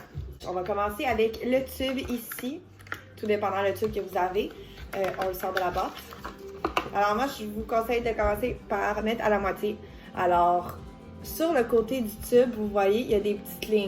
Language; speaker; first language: French; native; French